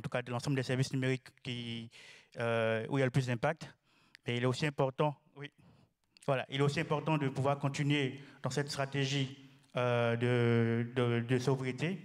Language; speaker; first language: French; native; French